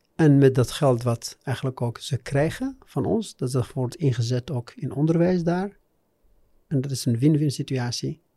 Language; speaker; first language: Dutch; non-native, fluent; Arabic